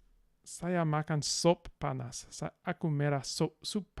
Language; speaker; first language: Indonesian; non-native, learner; English